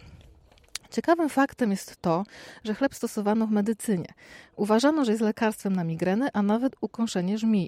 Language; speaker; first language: Polish; native; Polish